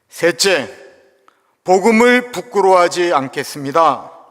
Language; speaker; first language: Korean; native; Korean